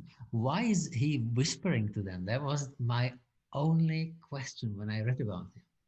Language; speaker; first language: English; non-native, fluent; Czech